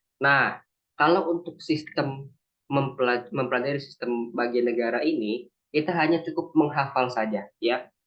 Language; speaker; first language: Indonesian; native; Indonesian